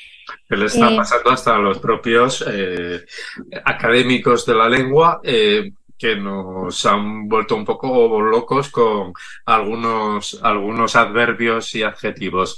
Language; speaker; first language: Spanish; native; Spanish